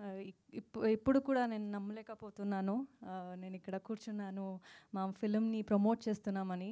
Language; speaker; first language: Telugu; non-native, local second language; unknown